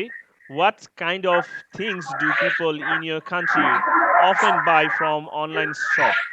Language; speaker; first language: English; non-native, learner; Bangla